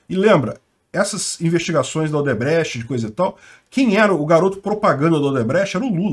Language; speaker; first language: Portuguese; native; Portuguese